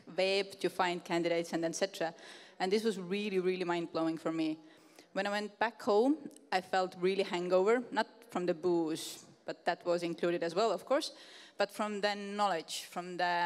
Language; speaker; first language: English; non-native, fluent; Estonian